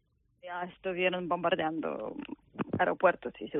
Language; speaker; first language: Spanish; non-native, fluent; Ukrainian